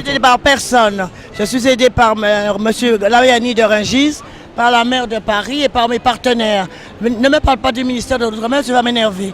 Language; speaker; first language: French; native; French